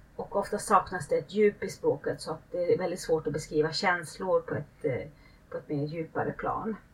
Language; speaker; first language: Swedish; early bilingual, other home language; Finnish